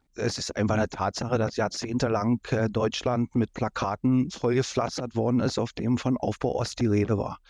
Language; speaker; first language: German; native; German